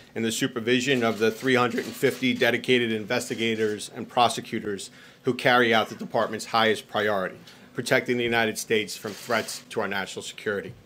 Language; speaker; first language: English; native; English